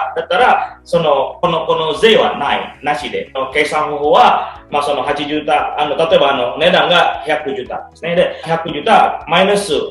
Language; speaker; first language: Japanese; non-native, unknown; Indonesian